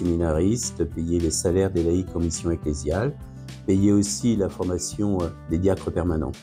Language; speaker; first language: French; native; French